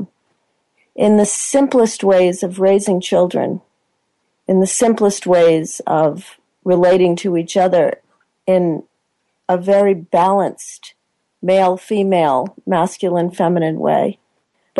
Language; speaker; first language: English; native; English